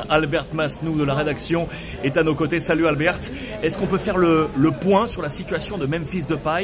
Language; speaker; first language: French; native; French